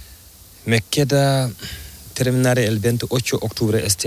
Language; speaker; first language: Spanish; non-native, learner; Fula